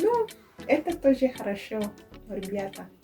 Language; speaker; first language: Russian; non-native, fluent; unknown